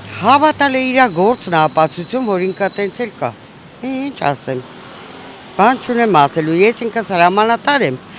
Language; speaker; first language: Armenian; native; Armenian